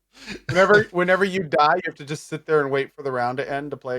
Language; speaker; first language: English; native; English